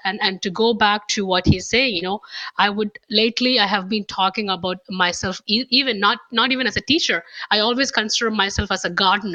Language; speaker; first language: English; non-native, local second language; Tamil